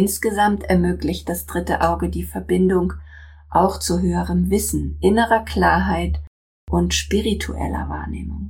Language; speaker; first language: German; native; German